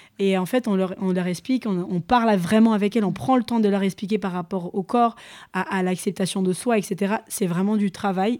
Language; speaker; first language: French; early bilingual, other home language; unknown